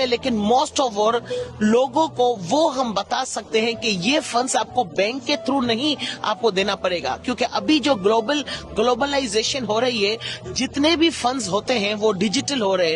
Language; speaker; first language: Hindi; native; Hindi